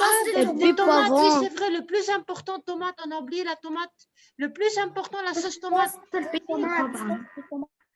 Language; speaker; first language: French; non-native, local second language; Arabic